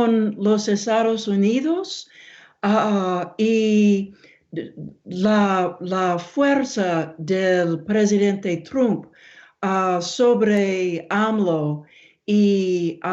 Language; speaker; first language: Spanish; non-native, learner; English